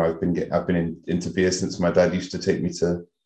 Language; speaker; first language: English; native; English